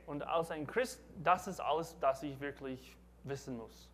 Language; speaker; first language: German; non-native, learner; English